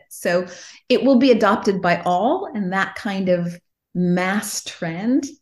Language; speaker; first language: English; native; English